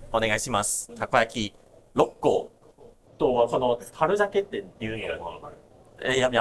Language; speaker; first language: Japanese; non-native, fluent; Cantonese